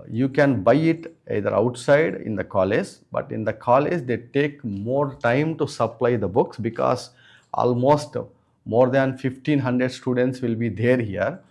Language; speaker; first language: English; non-native, local second language; Telugu